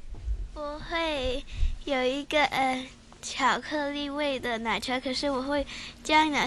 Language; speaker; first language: Chinese; non-native, local second language; Cantonese